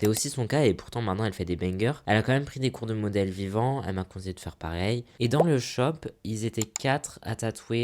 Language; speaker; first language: French; native; French